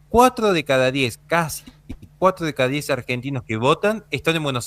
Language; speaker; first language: Spanish; native; Spanish